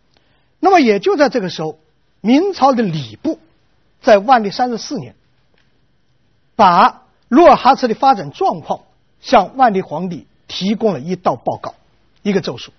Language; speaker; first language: Chinese; native; Chinese